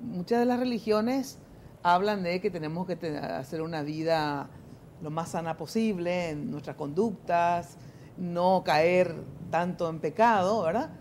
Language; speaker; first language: Spanish; native; Spanish